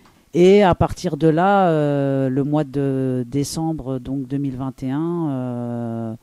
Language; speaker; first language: French; native; French